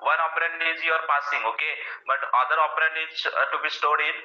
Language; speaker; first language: English; non-native, local second language; Marathi